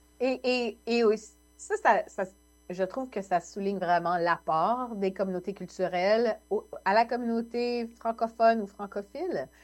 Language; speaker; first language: French; native; French